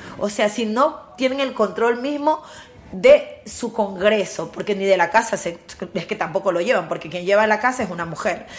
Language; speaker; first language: Spanish; native; Spanish